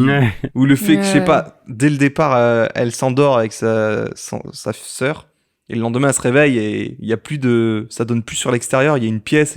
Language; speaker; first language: French; native; French